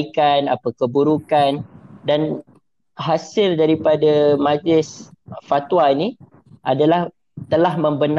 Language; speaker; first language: English; non-native, local second language; Malay